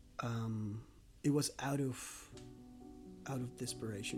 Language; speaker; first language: English; non-native, fluent; Spanish